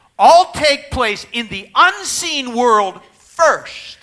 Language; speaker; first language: English; native; English